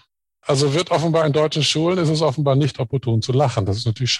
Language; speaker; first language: German; native; German